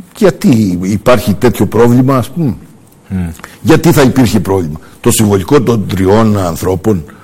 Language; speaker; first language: Greek; early bilingual, heritage; Greek